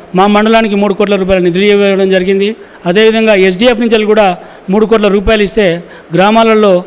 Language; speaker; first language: Telugu; native; Telugu